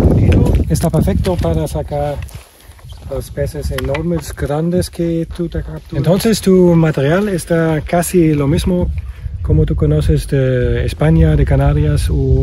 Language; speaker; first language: Spanish; non-native, learner; German